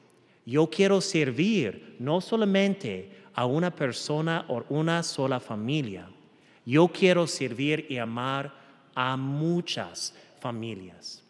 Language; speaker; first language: Spanish; early bilingual, heritage; English